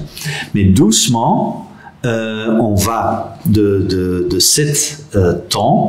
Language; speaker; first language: French; non-native, local second language; Dutch